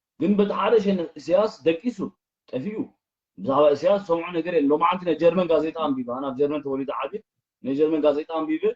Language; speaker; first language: Tigrinya; early bilingual, heritage; Tigrinya